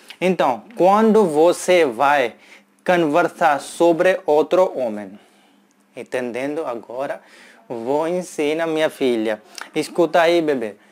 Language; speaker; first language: Portuguese; non-native, learner; Hindi